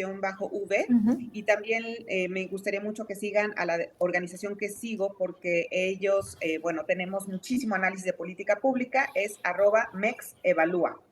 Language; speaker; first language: Spanish; native; Spanish